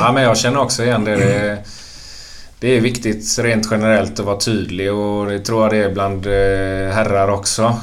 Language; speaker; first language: Swedish; native; Swedish